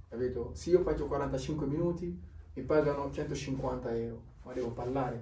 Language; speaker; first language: Italian; non-native, learner; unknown